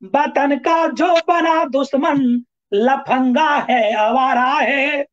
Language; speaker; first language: Hindi; native; Hindi